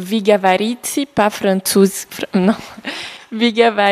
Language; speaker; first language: Russian; non-native, learner; French